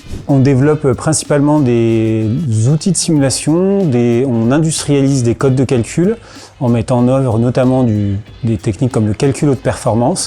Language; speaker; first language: French; native; French